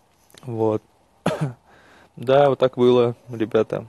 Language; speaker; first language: Russian; native; Russian